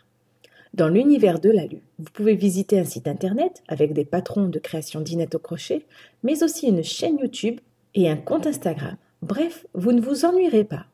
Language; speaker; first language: French; native; French